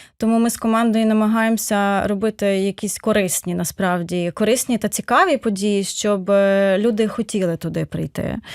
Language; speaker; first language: Ukrainian; native; Ukrainian